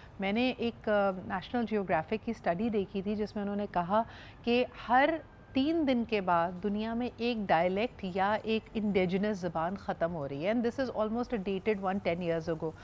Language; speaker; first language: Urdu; native; Urdu